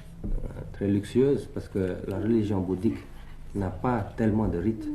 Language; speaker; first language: French; early bilingual, other home language; Thai